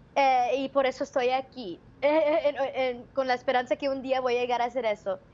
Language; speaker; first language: Spanish; early bilingual, heritage; Spanish